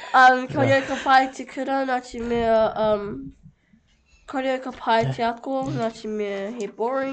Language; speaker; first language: Māori; non-native, local second language; English